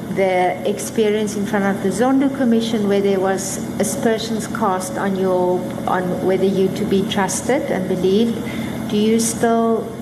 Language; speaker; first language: English; non-native, local second language; Afrikaans